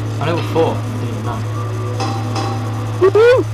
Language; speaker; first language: English; native; English